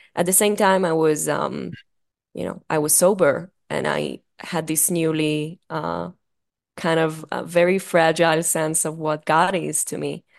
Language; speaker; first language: English; non-native, fluent; Hebrew